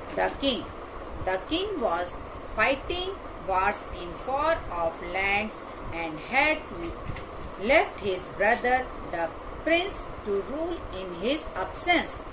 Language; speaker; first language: English; non-native, local second language; Hindi